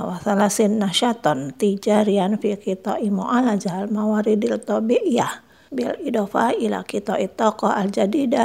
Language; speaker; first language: Arabic; non-native, fluent; Indonesian